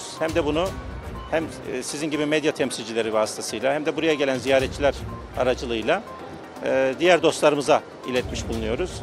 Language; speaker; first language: Turkish; native; Turkish